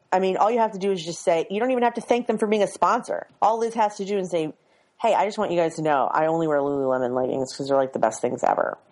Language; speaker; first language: English; native; English